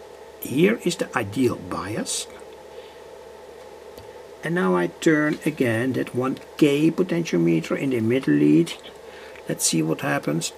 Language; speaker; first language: English; non-native, fluent; Dutch